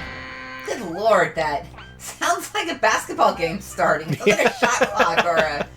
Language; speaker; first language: English; native; English